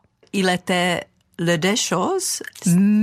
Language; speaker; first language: French; non-native, fluent; Czech